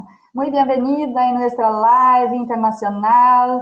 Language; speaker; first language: Spanish; non-native, fluent; Portuguese